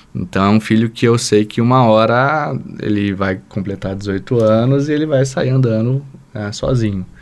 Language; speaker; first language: Portuguese; native; Portuguese